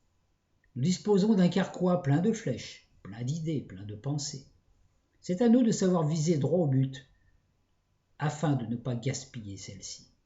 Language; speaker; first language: French; native; French